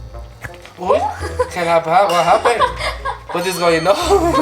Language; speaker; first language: English; non-native, learner; Spanish